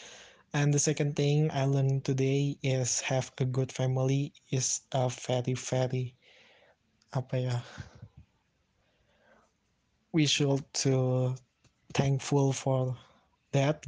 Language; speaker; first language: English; non-native, learner; Indonesian